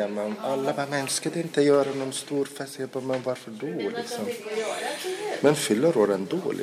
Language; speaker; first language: Swedish; non-native, local second language; Arabic